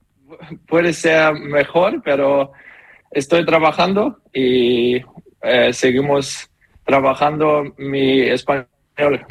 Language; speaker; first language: Spanish; non-native, learner; German